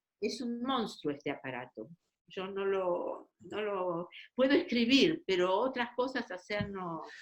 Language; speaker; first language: Spanish; native; Spanish